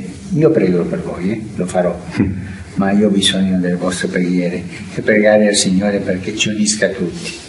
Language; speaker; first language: Italian; non-native, fluent; Spanish